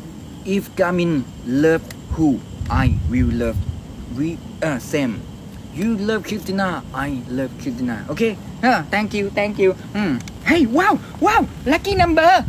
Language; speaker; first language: English; non-native, learner; Thai